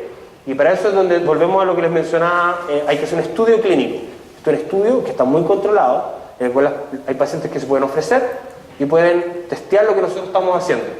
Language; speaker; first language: Spanish; native; Spanish